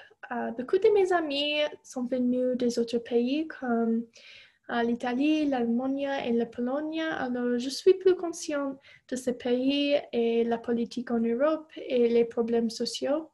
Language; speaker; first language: French; non-native, fluent; English